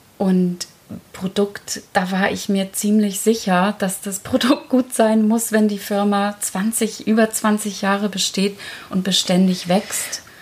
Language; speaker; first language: German; early bilingual, other home language; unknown